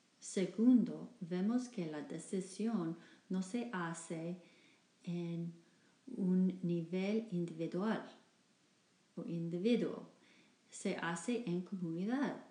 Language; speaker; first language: Spanish; non-native, fluent; English